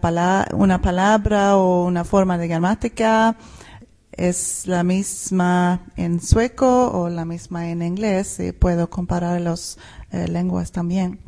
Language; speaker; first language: Spanish; non-native, fluent; Swedish